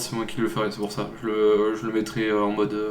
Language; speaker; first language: French; native; French